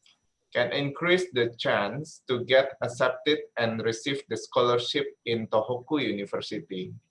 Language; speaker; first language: English; non-native, learner; Indonesian